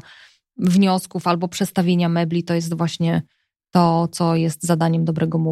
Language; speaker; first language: Polish; native; Polish